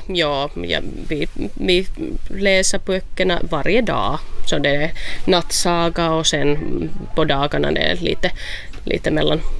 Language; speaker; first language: Swedish; non-native, local second language; Finnish